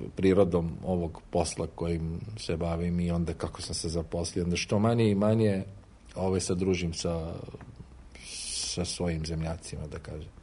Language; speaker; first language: Croatian; non-native, fluent; Arabic